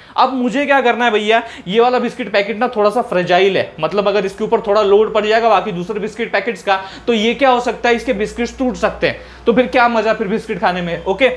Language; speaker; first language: Hindi; non-native, local second language; Marathi